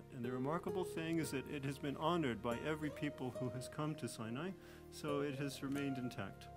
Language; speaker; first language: English; native; English